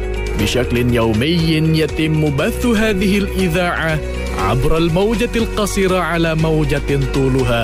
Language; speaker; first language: Arabic; non-native, fluent; Indonesian